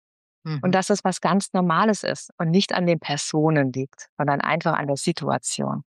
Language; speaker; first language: German; native; German